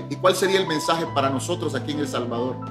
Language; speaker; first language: Spanish; native; Spanish